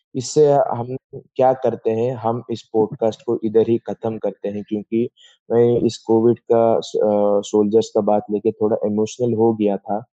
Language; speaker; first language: Hindi; non-native, local second language; Bangla